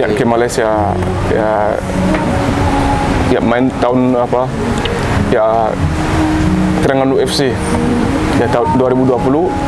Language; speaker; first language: Indonesian; non-native, learner; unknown